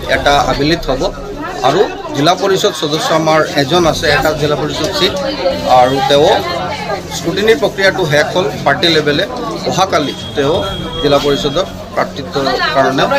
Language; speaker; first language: Assamese; non-native, local second language; Bangla